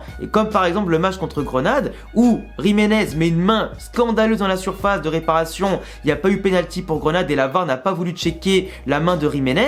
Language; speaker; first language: French; native; French